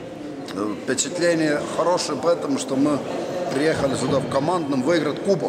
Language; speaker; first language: Russian; non-native, fluent; Estonian